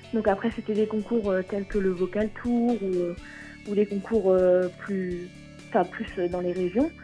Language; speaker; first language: French; native; French